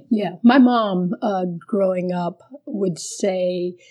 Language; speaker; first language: English; early bilingual, other home language; Spanish